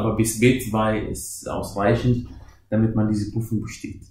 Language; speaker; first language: German; non-native, fluent; Arabic